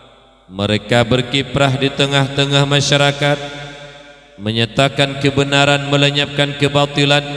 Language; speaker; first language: Indonesian; non-native, local second language; Achinese